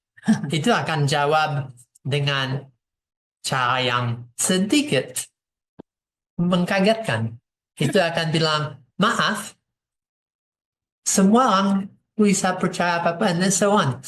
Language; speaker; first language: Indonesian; non-native, fluent; English